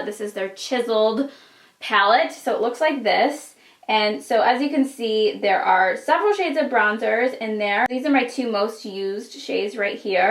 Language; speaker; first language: English; native; English